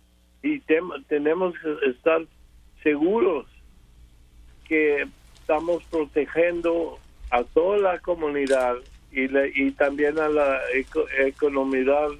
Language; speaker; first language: Spanish; early bilingual, other home language; English